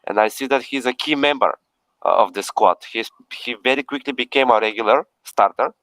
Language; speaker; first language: English; non-native, fluent; Bulgarian